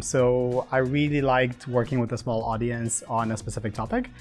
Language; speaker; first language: English; non-native, fluent; Romanian